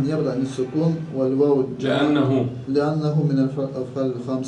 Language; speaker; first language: Arabic; non-native, learner; Russian